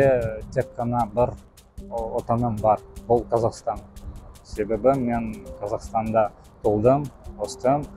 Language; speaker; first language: Kazakh; non-native, local second language; Russian